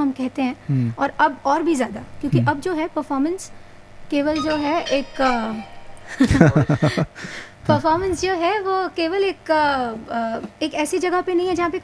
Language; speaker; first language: English; non-native, local second language; Hindi